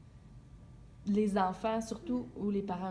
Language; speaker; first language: French; native; French